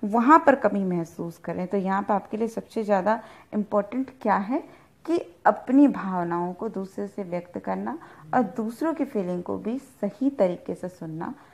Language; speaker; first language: Hindi; native; Hindi